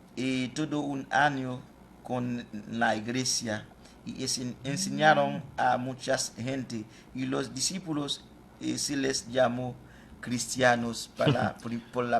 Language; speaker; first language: Spanish; non-native, fluent; Haitian Creole